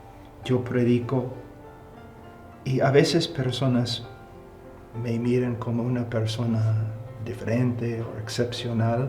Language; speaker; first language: Spanish; non-native, fluent; English